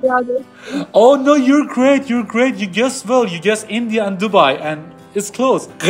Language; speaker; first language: English; non-native, learner; Persian